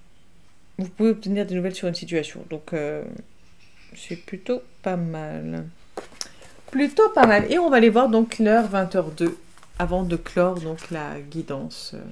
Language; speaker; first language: French; native; French